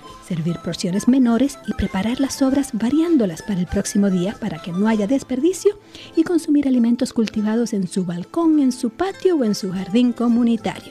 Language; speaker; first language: Spanish; native; Spanish